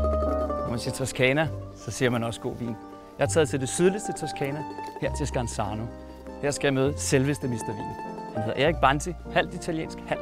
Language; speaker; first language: Danish; native; Danish